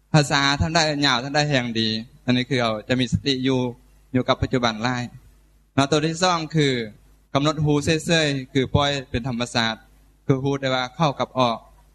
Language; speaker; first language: Thai; native; Thai